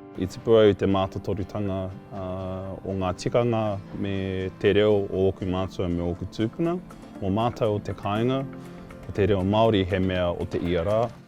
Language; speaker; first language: Māori; native; Māori